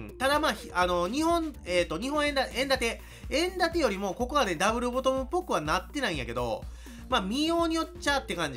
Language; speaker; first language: Japanese; native; Japanese